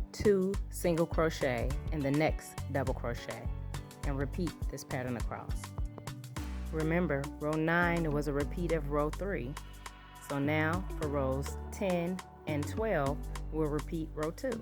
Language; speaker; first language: English; native; English